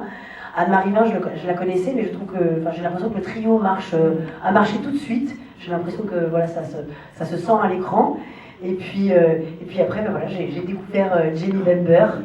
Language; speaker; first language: French; native; French